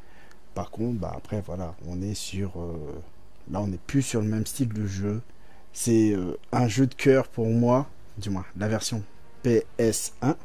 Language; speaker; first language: French; native; French